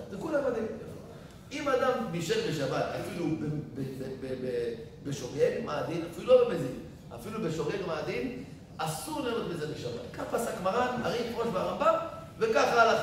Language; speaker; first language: Hebrew; native; Hebrew